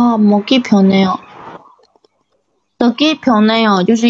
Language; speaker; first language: Korean; non-native, learner; Chinese